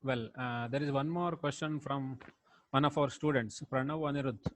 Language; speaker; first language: English; non-native, local second language; Kannada